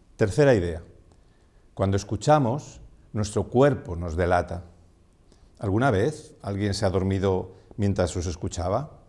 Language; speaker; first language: Spanish; non-native, local second language; Catalan